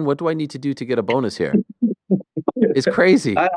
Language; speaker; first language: English; native; English